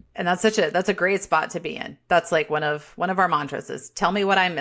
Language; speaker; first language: English; native; English